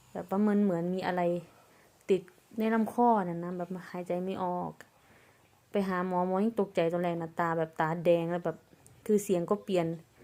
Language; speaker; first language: Thai; native; Thai